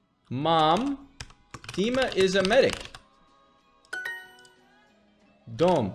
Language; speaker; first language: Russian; non-native, learner; English